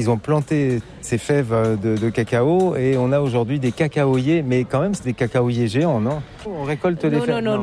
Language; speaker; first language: French; native; French